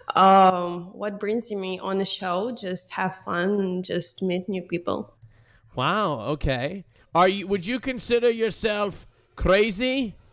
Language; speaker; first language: English; non-native, learner; Russian